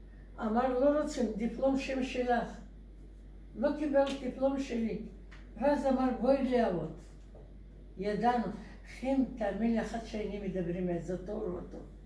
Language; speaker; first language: Hebrew; non-native, learner; Russian